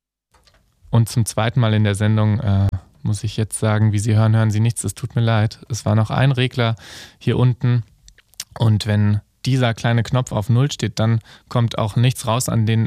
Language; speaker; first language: German; native; German